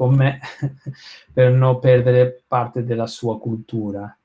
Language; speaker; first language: Italian; non-native, learner; Spanish